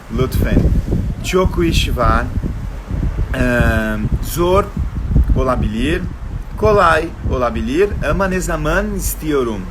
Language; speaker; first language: Turkish; non-native, learner; Portuguese